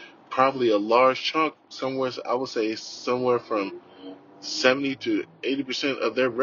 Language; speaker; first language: English; native; English